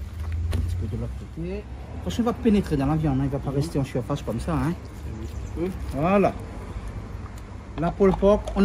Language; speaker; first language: French; non-native, local second language; Réunion Creole French